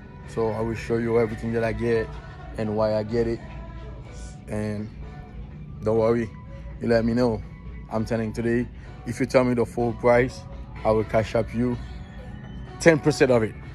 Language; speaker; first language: English; non-native, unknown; Haitian Creole